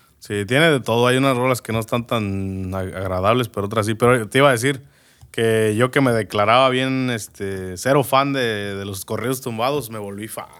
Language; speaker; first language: Spanish; native; Spanish